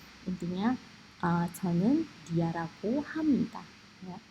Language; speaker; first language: Korean; non-native, fluent; Indonesian